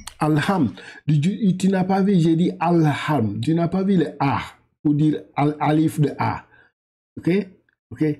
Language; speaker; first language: French; non-native, local second language; Wolof